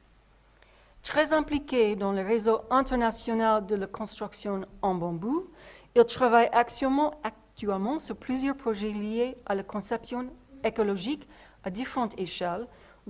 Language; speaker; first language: French; non-native, fluent; English